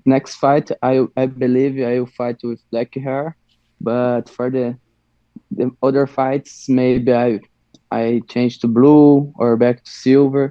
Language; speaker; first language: English; non-native, learner; Portuguese